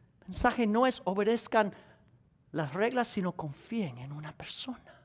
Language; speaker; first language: Spanish; native; Spanish